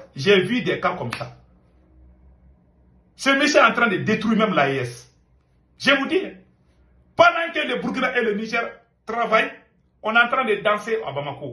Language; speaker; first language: French; non-native, local second language; Bambara